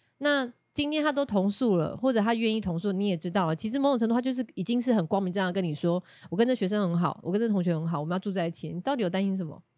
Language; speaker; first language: Chinese; native; Chinese